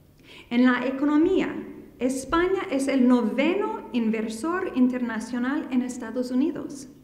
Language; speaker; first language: Spanish; non-native, fluent; English